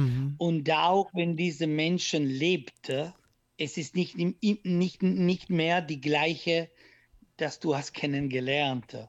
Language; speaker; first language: German; non-native, learner; Italian